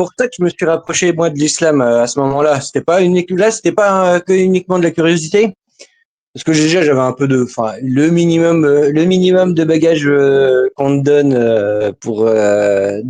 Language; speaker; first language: French; native; French